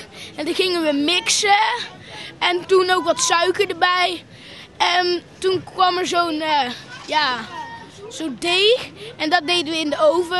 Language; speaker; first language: Dutch; native; Dutch